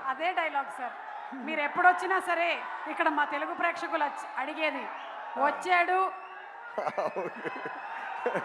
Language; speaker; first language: Telugu; native; Telugu